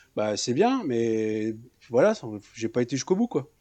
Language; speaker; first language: French; native; French